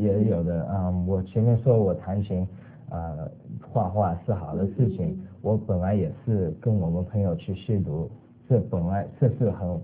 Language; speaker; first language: Chinese; early bilingual, other home language; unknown